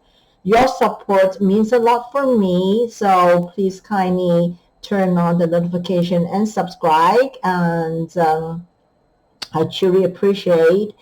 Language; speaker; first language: English; non-native, fluent; Chinese